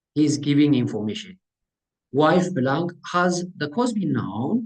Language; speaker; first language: English; non-native, local second language; Amharic